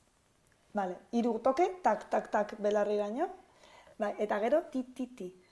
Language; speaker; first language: Basque; non-native, local second language; Spanish